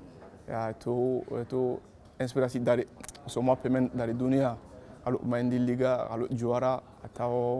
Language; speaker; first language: Indonesian; non-native, learner; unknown